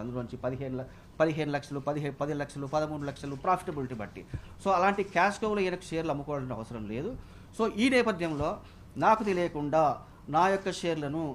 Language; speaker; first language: Telugu; native; Telugu